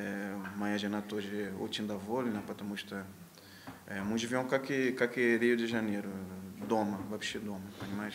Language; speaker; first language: Russian; non-native, learner; Portuguese